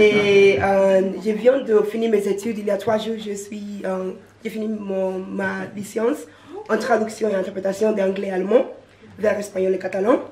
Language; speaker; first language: French; non-native, fluent; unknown